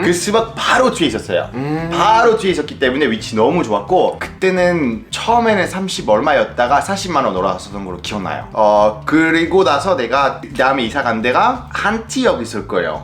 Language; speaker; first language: Korean; non-native, fluent; French